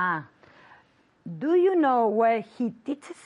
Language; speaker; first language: English; non-native, fluent; Spanish